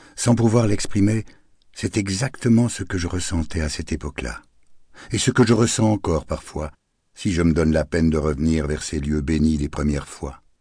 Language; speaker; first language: French; native; French